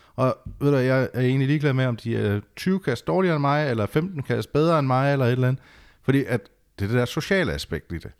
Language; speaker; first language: Danish; native; Danish